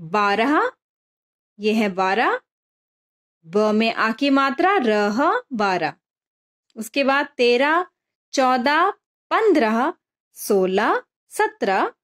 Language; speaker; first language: Hindi; non-native, local second language; Bangla